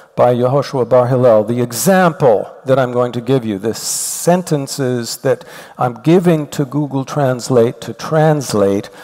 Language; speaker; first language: English; native; English